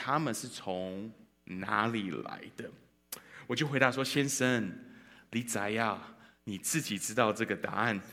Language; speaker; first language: Chinese; early bilingual, heritage; Chinese